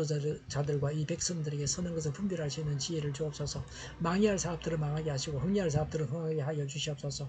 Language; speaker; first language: Korean; native; Korean